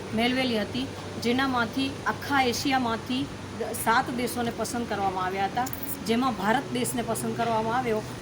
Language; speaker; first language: Gujarati; native; Gujarati